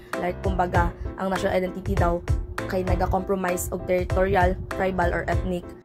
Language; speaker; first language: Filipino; non-native, local second language; Cebuano